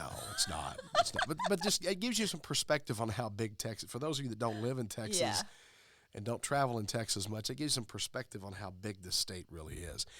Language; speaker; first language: English; native; English